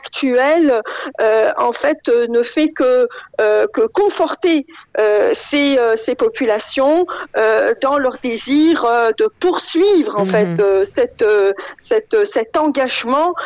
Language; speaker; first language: French; non-native, local second language; Arabic